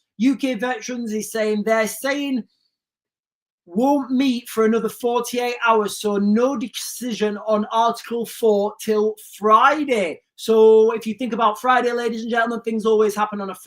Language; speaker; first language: English; native; English